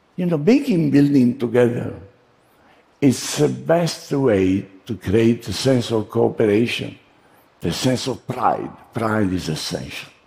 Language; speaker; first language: English; non-native, fluent; Italian